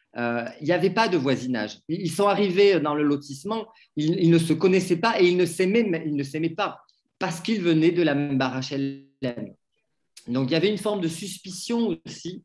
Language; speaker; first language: French; native; French